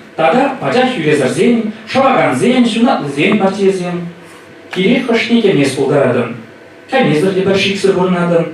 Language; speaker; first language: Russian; non-native, local second language; Chuvash